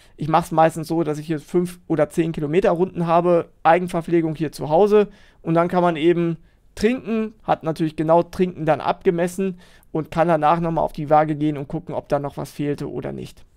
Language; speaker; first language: German; native; German